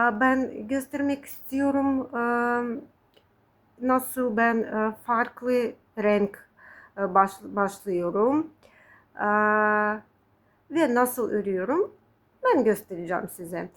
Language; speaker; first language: Turkish; non-native, fluent; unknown